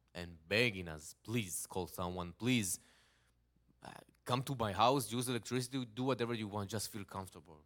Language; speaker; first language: English; non-native, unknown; Hebrew